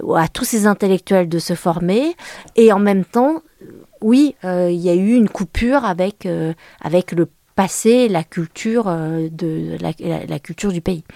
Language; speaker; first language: French; early bilingual, other home language; Vietnamese